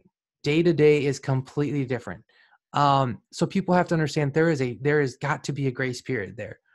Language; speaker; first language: English; native; English